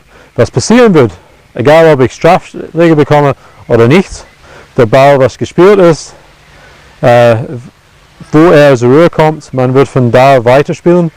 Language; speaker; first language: German; non-native, fluent; English